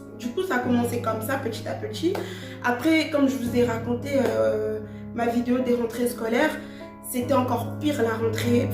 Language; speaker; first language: French; early bilingual, other home language; Lingala